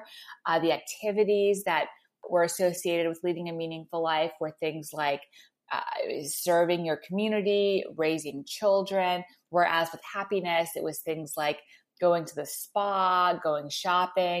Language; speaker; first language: English; native; English